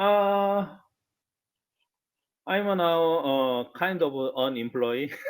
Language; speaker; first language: English; non-native, learner; Korean